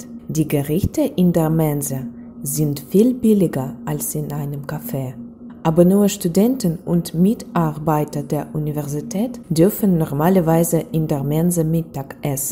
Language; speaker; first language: German; non-native, fluent; Russian